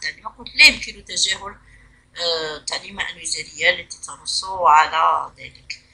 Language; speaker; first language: French; non-native, local second language; Arabic